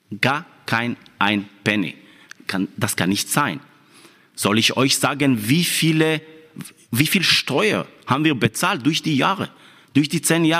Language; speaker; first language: German; non-native, fluent; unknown